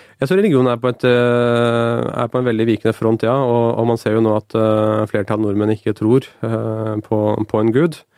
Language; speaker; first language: Norwegian; early bilingual, other home language; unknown